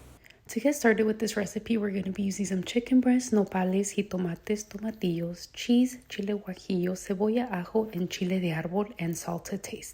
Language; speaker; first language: English; early bilingual, other home language; Spanish